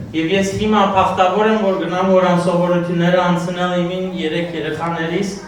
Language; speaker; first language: Armenian; early bilingual, heritage; Armenian